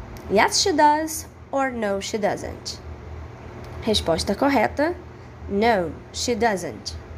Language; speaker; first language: English; non-native, fluent; Portuguese